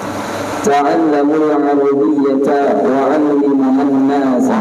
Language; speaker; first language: Arabic; non-native, learner; Indonesian